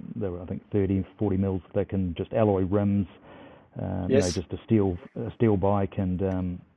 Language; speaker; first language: English; native; English